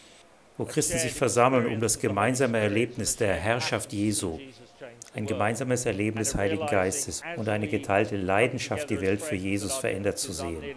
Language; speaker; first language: German; native; German